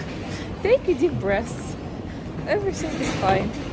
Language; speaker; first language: English; non-native, learner; Russian